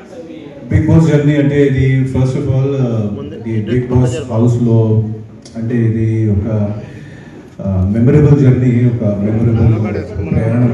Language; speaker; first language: Telugu; non-native, fluent; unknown